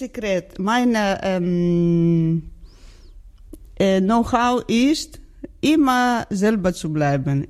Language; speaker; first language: German; non-native, learner; Georgian